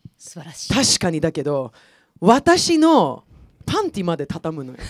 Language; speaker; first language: Japanese; non-native, fluent; Swedish